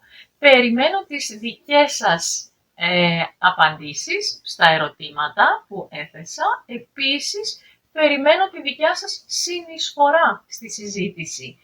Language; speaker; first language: Greek; native; Greek